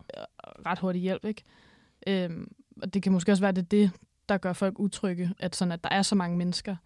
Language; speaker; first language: Danish; native; Danish